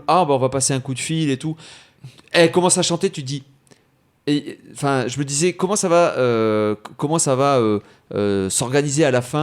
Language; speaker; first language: French; native; French